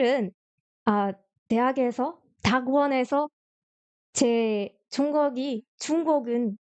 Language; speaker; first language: Korean; non-native, learner; French